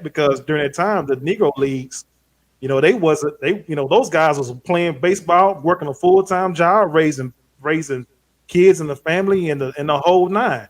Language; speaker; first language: English; native; English